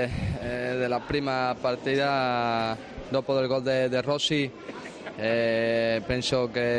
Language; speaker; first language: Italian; non-native, learner; Spanish